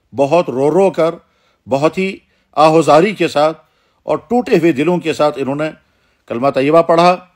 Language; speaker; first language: Urdu; non-native, local second language; Kashmiri